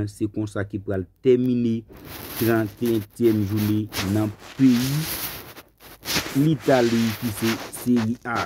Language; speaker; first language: French; non-native, learner; Haitian Creole